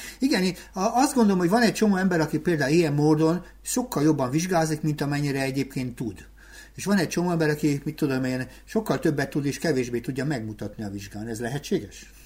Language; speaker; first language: Hungarian; native; Hungarian